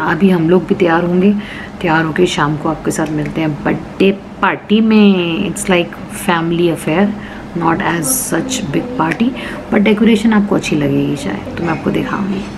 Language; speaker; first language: Hindi; native; Hindi